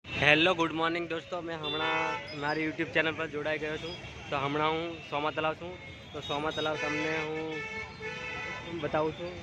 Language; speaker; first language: Gujarati; non-native, local second language; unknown